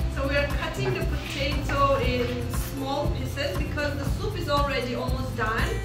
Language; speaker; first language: English; non-native, fluent; Romanian